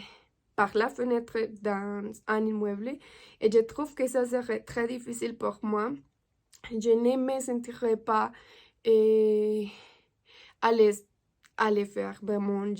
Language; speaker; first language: French; non-native, learner; Spanish